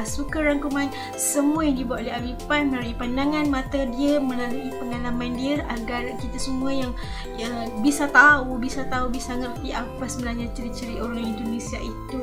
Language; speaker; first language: Malay; native; Malay